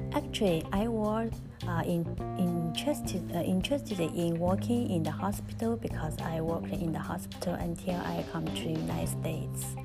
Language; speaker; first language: English; non-native, learner; Chinese